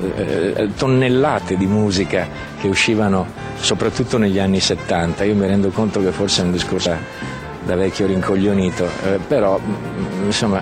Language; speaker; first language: Italian; native; Italian